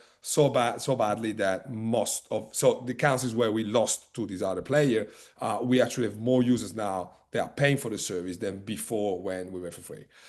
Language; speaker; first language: English; non-native, fluent; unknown